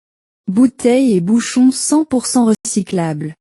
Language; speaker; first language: French; non-native, learner; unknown